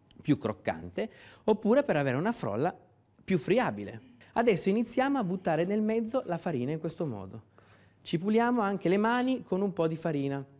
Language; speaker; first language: Italian; native; Italian